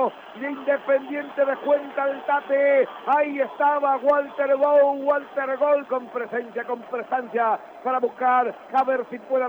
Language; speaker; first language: Spanish; native; Spanish